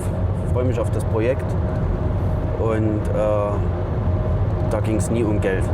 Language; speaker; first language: German; native; German